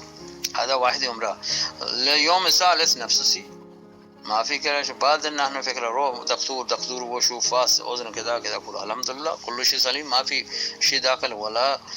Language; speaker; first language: Arabic; non-native, learner; Urdu